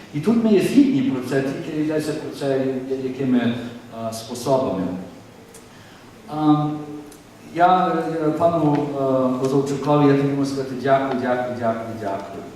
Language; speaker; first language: Ukrainian; early bilingual, heritage; Ukrainian